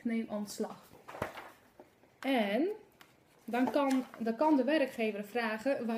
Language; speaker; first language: Dutch; non-native, fluent; Polish